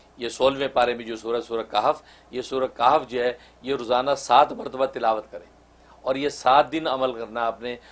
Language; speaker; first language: Urdu; non-native, local second language; Kashmiri